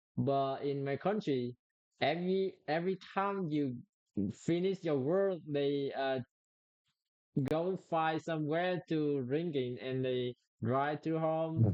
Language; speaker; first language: English; non-native, learner; Vietnamese